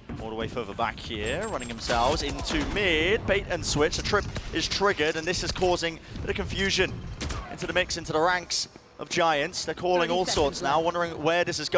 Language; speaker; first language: English; native; English